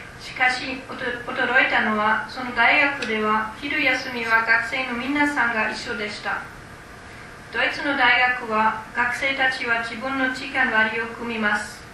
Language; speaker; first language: Japanese; non-native, fluent; German